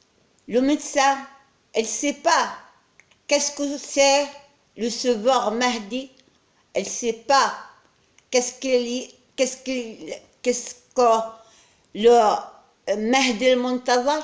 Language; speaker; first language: French; non-native, learner; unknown